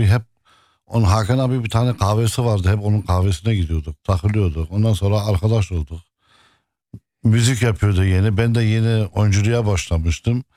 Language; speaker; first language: Turkish; early bilingual, heritage; Arabic